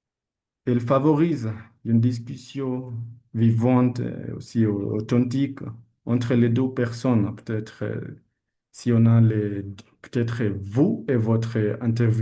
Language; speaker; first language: French; non-native, learner; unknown